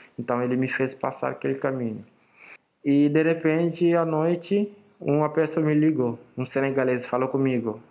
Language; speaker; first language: Portuguese; non-native, fluent; Wolof